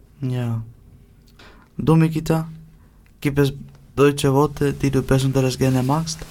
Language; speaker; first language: German; native; German